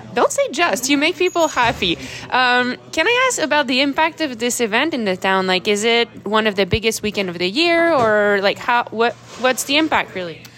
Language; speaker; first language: English; non-native, fluent; French